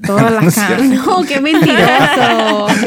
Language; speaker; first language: Spanish; early bilingual, other home language; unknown